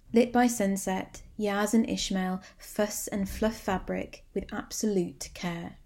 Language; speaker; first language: English; native; English